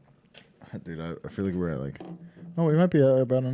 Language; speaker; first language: English; native; English